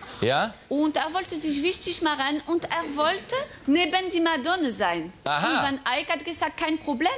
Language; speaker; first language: German; non-native, fluent; French